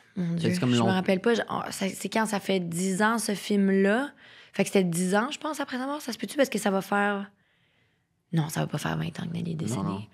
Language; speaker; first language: French; native; French